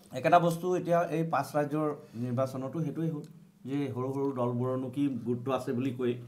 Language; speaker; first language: Assamese; native; Assamese